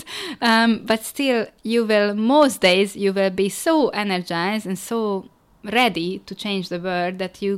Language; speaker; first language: English; non-native, fluent; Hungarian